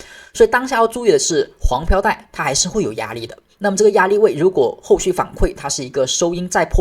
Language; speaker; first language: Chinese; native; Chinese